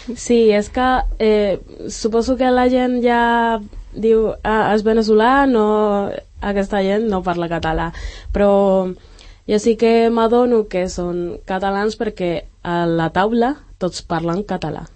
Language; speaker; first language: Catalan; non-native, local second language; Spanish